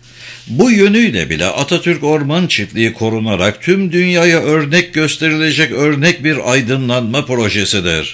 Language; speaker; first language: Turkish; native; Turkish